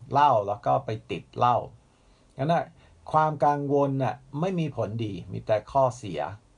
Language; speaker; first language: Thai; non-native, fluent; English